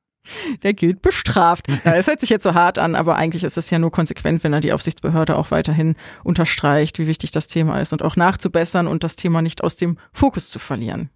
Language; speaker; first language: German; native; German